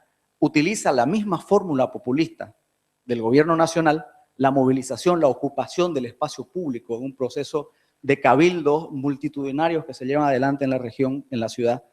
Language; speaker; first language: Spanish; native; Spanish